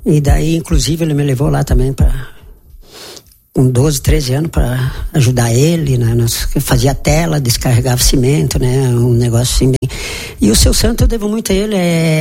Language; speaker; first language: Portuguese; native; Portuguese